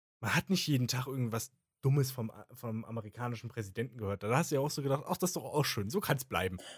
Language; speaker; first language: German; native; German